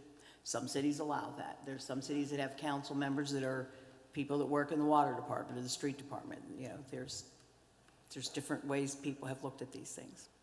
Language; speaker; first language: English; native; English